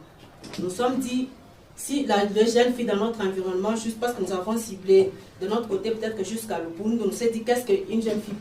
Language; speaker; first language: French; native; French